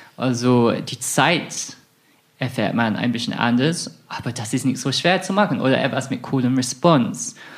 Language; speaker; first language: German; non-native, fluent; English